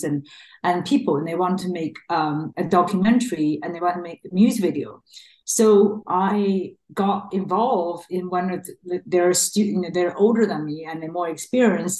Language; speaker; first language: English; non-native, fluent; Chinese